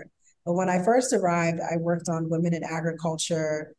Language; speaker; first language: English; native; English